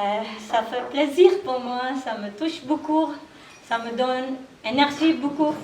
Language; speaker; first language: French; non-native, learner; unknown